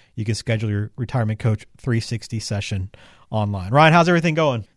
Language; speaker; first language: English; native; English